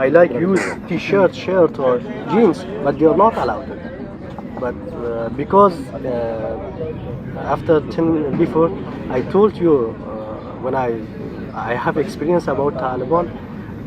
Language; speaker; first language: English; non-native, learner; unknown